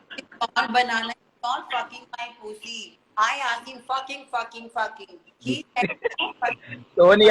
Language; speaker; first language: English; non-native, learner; Hindi